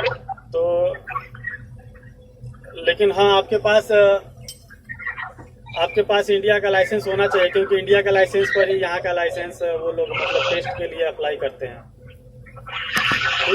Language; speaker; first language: Hindi; native; Hindi